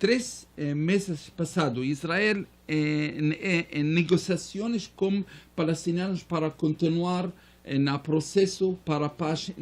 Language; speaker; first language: Spanish; non-native, learner; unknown